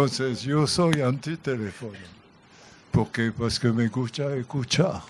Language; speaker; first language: Spanish; non-native, learner; French